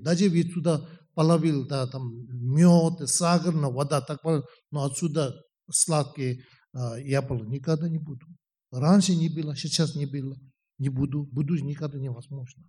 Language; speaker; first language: Russian; non-native, learner; Tibetan